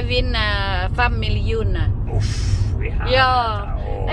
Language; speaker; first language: Norwegian; non-native, learner; Thai